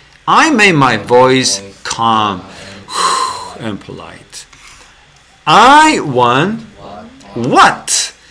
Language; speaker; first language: English; non-native, fluent; Korean